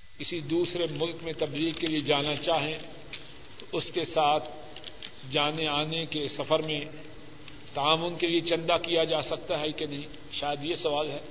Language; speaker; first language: Urdu; non-native, local second language; Punjabi